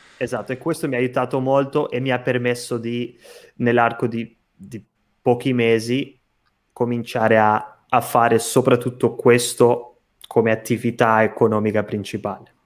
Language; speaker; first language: Italian; non-native, fluent; Portuguese